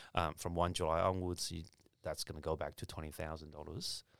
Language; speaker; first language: English; early bilingual, other home language; Chinese